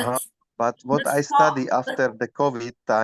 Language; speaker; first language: English; non-native, learner; Slovak